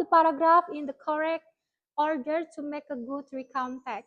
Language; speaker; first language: English; non-native, fluent; Indonesian